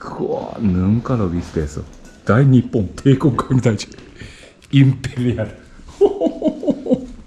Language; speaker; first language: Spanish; non-native, learner; Japanese